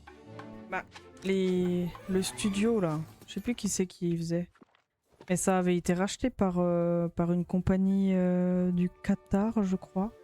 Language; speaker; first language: French; native; French